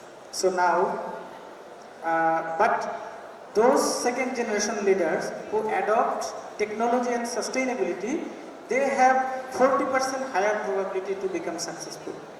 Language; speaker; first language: English; non-native, local second language; Bangla